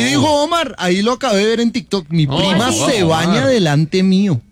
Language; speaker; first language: Spanish; native; Spanish